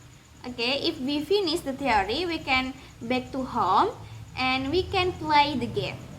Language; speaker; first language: English; non-native, learner; Indonesian